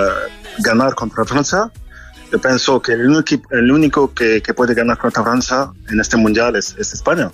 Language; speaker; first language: Spanish; non-native, learner; French